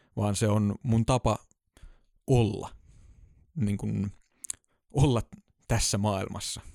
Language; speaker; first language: Finnish; native; Finnish